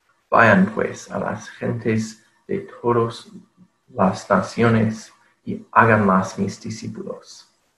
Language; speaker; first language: Spanish; non-native, fluent; English